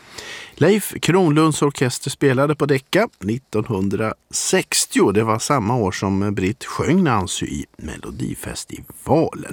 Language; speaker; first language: Swedish; native; Swedish